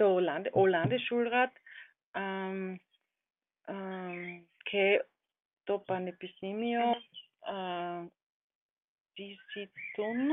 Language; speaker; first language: Greek; non-native, learner; German